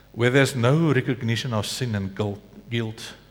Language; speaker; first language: English; non-native, local second language; Afrikaans